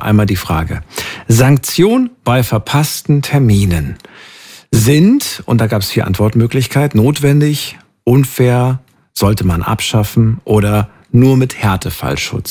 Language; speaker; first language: German; native; German